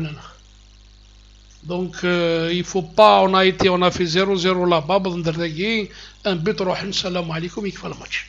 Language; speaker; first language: French; non-native, local second language; Kabyle